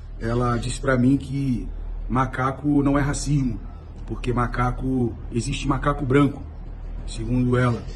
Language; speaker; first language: Portuguese; native; Portuguese